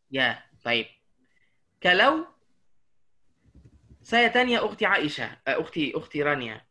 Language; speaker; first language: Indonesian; non-native, learner; Arabic